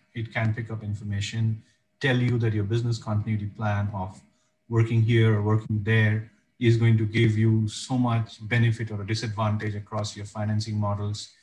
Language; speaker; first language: English; non-native, local second language; Bangla